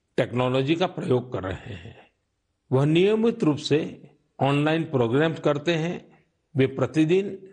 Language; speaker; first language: Hindi; non-native, local second language; Gujarati